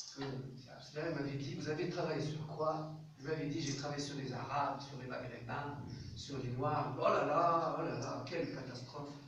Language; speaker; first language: French; non-native, local second language; Arabic